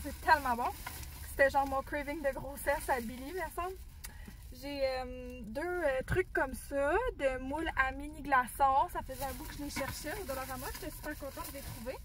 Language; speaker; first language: French; native; French